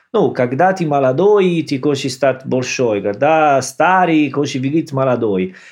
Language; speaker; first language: Russian; non-native, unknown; Italian